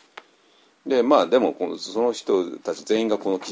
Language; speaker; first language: Japanese; native; Japanese